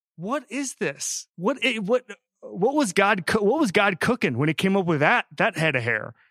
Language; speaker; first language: English; native; English